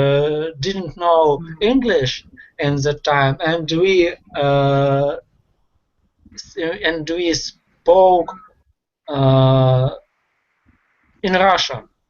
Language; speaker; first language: English; non-native, learner; Russian